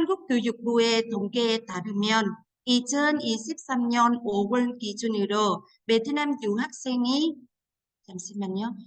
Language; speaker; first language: Korean; non-native, fluent; Vietnamese